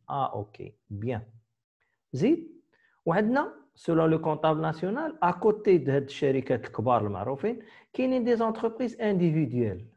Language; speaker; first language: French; non-native, local second language; Arabic